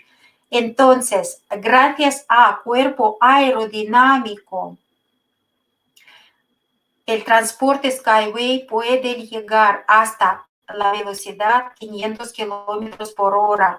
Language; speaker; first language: Spanish; non-native, fluent; Russian